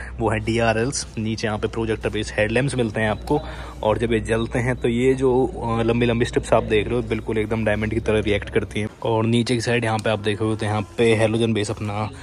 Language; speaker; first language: Hindi; native; Hindi